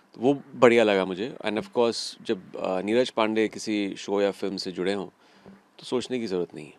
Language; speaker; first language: Hindi; native; Hindi